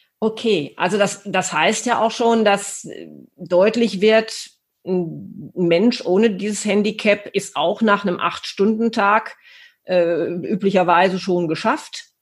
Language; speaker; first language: German; native; German